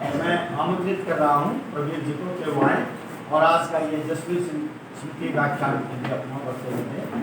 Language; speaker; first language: Hindi; native; Hindi